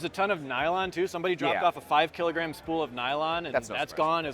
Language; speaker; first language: English; native; English